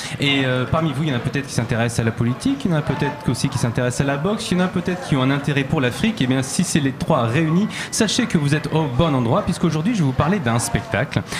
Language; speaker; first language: French; native; French